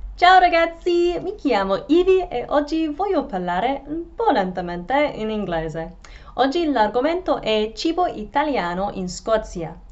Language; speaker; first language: Italian; non-native, fluent; English